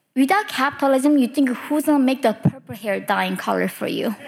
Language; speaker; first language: English; early bilingual, other home language; Korean